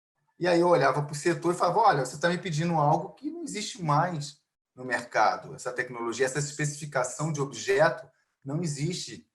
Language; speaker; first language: Portuguese; native; Portuguese